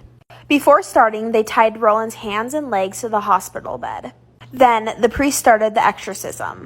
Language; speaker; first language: English; native; English